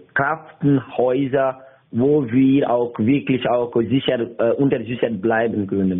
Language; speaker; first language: German; non-native, learner; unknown